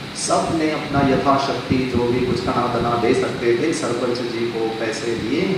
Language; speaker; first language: Hindi; non-native, local second language; Tamil